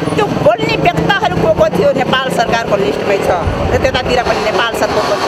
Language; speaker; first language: Nepali; non-native, local second language; Dangaura Tharu